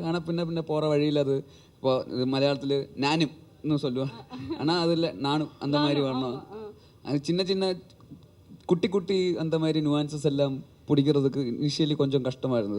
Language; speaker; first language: Tamil; non-native, learner; Malayalam